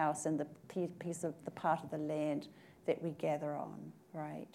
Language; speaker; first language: English; native; English